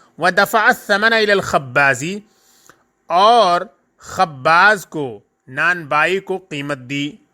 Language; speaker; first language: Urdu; native; Urdu